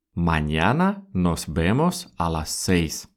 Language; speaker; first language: Spanish; non-native, fluent; Russian